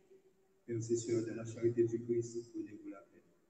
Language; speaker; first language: French; non-native, local second language; Haitian Creole